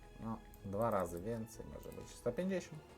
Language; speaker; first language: Polish; non-native, learner; Russian